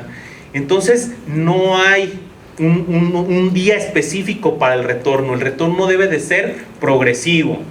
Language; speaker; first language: Spanish; native; Spanish